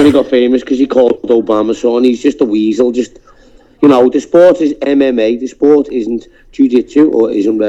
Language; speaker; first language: English; native; English